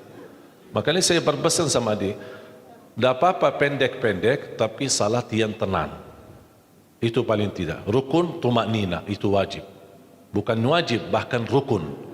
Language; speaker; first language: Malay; non-native, fluent; Arabic